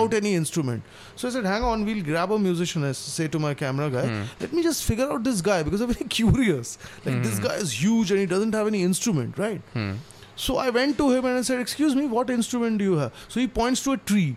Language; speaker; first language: English; non-native, local second language; Bangla